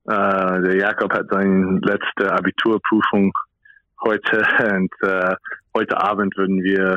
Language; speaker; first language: German; non-native, fluent; English